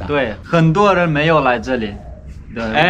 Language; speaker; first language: Chinese; non-native, learner; Turkmen